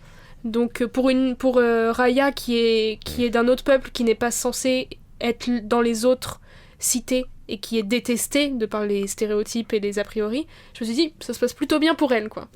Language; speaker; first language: French; native; French